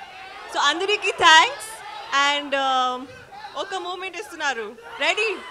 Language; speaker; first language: Telugu; non-native, learner; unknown